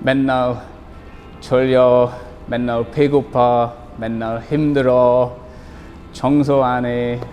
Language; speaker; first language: Korean; non-native, learner; English